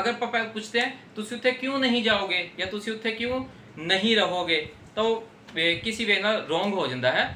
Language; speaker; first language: Hindi; non-native, local second language; Punjabi